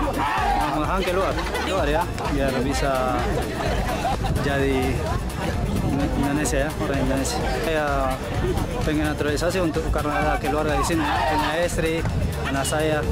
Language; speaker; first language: Indonesian; non-native, learner; Spanish